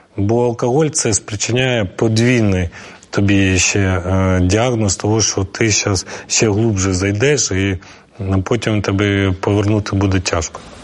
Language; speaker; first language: Ukrainian; non-native, local second language; Russian